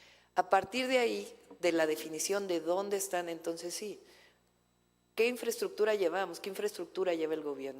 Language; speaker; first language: Spanish; native; Spanish